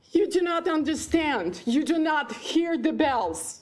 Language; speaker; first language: English; non-native, fluent; Ukrainian